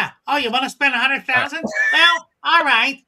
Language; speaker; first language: English; native; English